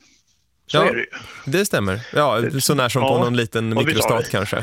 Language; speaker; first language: Swedish; native; Swedish